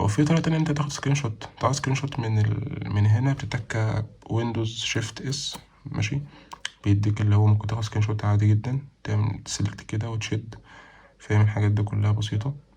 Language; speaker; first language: Arabic; native; Arabic